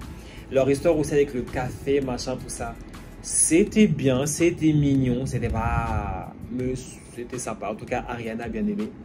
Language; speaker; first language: French; native; French